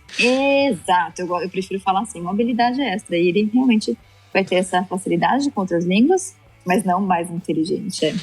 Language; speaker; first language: Portuguese; native; Portuguese